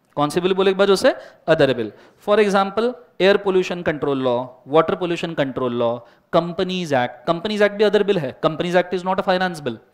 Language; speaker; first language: Hindi; non-native, local second language; Marathi